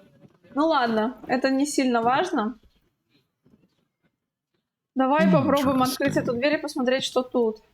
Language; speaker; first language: Russian; native; Russian